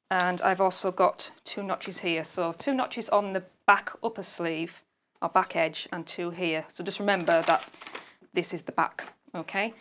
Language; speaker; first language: English; native; English